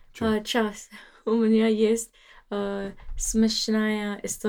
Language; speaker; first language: Russian; non-native, learner; English